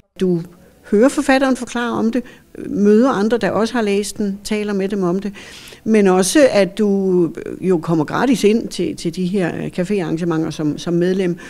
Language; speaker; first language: Danish; native; Danish